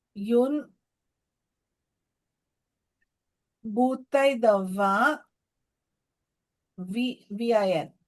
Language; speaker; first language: French; non-native, fluent; Telugu